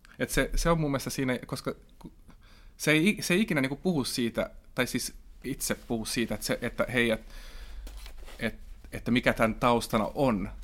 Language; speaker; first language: Finnish; non-native, local second language; Swedish